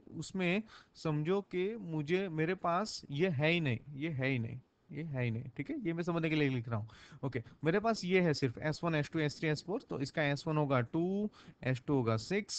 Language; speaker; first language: Hindi; non-native, local second language; Gujarati